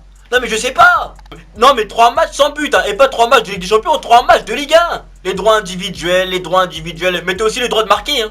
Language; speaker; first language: French; native; French